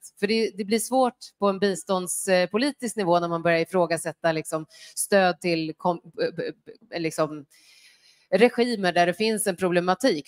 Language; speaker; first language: Swedish; native; Swedish